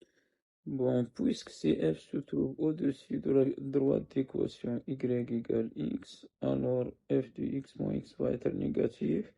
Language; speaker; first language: French; non-native, local second language; Arabic